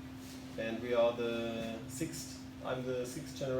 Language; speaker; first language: English; non-native, learner; German